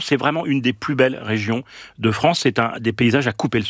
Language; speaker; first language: French; native; French